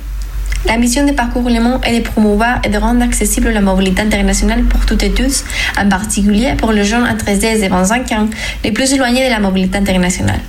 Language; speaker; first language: French; non-native, fluent; Spanish